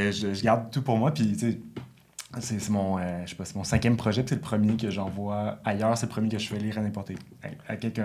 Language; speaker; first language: French; native; French